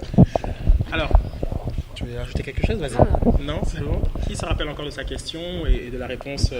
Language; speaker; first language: French; native; French